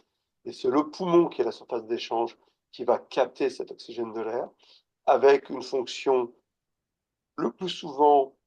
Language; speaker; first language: French; native; French